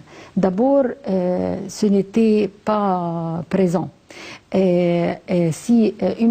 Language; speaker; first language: French; non-native, fluent; Arabic